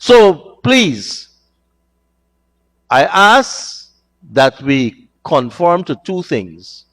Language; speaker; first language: English; native; English